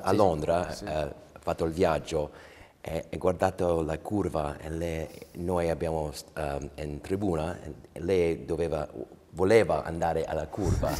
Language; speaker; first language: Italian; early bilingual, heritage; English